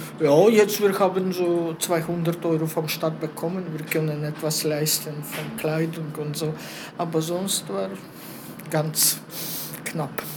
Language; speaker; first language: German; non-native, learner; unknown